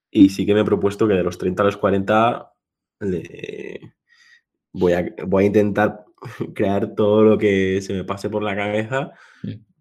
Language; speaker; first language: Spanish; non-native, local second language; Catalan